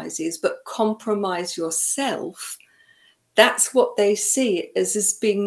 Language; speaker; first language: English; native; English